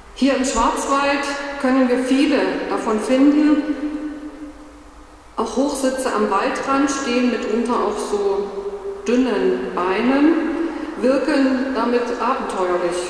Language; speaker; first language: German; native; German